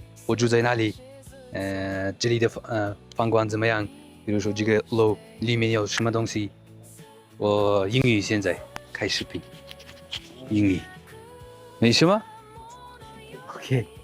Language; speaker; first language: Chinese; non-native, learner; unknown